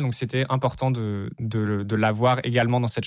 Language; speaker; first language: French; native; French